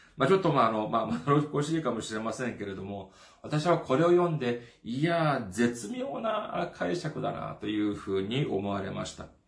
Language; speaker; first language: Japanese; non-native, fluent; Korean